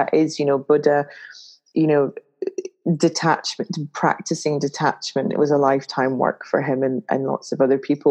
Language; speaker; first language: English; native; English